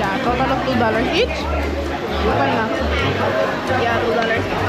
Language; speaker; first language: English; non-native, local second language; Filipino